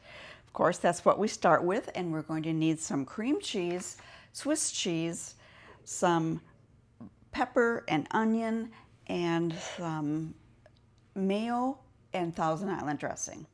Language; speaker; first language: English; native; English